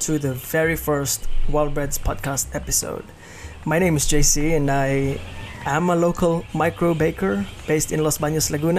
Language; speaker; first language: English; non-native, local second language; Hiligaynon